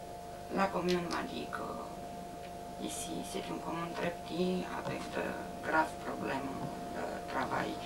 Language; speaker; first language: French; non-native, learner; Romanian